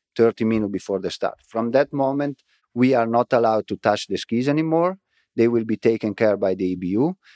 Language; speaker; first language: English; non-native, fluent; Italian